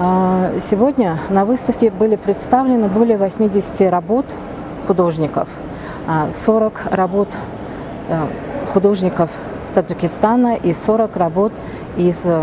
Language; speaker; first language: Russian; non-native, local second language; Tajik